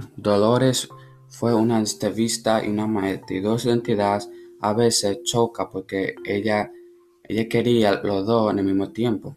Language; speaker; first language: Spanish; non-native, learner; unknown